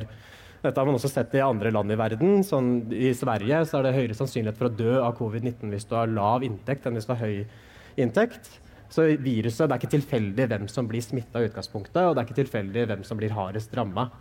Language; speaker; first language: Norwegian; native; Norwegian